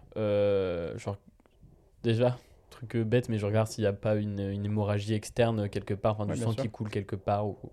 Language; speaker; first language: French; native; French